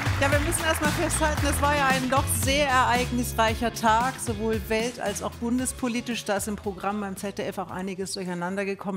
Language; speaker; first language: German; native; German